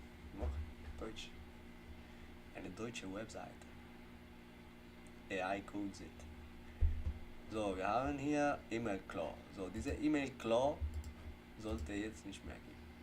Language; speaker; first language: German; non-native, fluent; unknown